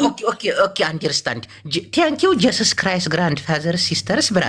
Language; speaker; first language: English; non-native, learner; Amharic